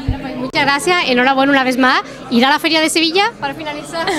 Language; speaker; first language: Spanish; native; Spanish